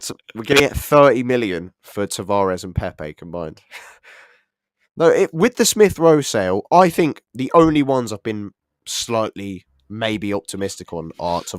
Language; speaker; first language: English; native; English